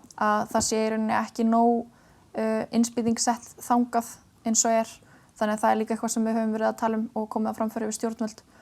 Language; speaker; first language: Icelandic; native; Icelandic